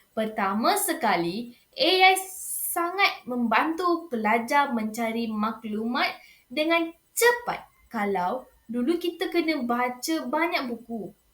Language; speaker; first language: Malay; non-native, local second language; Tamil